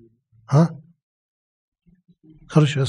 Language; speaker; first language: Russian; non-native, learner; Tibetan